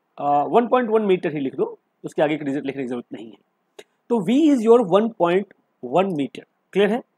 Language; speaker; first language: Hindi; native; Hindi